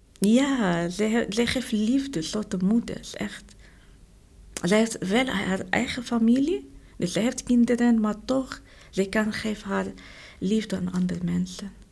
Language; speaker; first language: Dutch; non-native, learner; Arabic